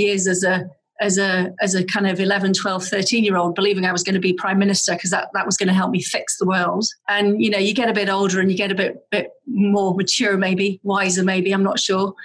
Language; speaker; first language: English; native; English